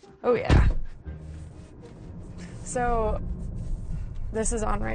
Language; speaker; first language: English; native; English